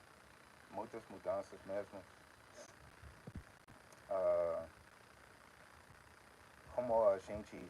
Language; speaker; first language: Portuguese; non-native, fluent; English